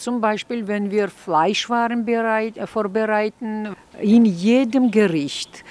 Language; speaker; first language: German; non-native, fluent; Georgian